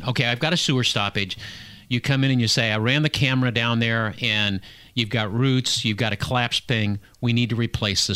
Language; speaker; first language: English; native; English